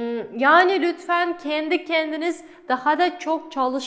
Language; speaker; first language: Turkish; non-native, fluent; Kazakh